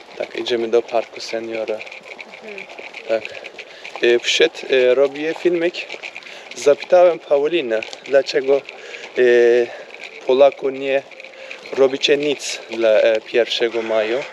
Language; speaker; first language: Polish; non-native, learner; Turkish